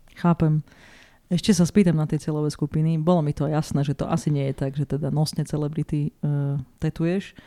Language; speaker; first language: Slovak; native; Slovak